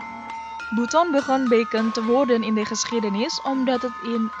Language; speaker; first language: Dutch; non-native, fluent; Indonesian